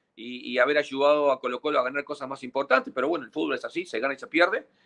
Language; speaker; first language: Spanish; native; Spanish